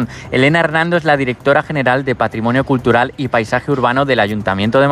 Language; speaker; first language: Spanish; native; Spanish